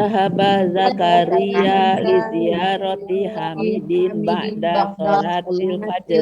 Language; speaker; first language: Arabic; non-native, learner; Indonesian